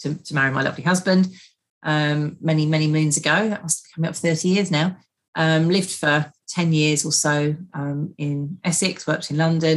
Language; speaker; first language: English; native; English